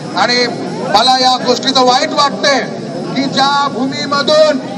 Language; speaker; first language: Marathi; non-native, local second language; Lambadi